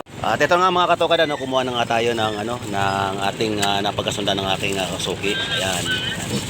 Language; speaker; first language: Filipino; native; Filipino